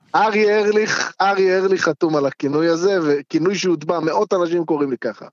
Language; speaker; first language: Hebrew; native; Hebrew